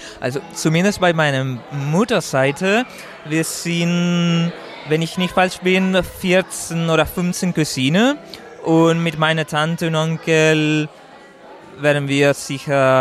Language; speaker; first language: German; non-native, learner; Spanish